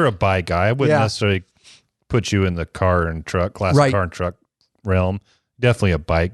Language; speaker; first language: English; native; English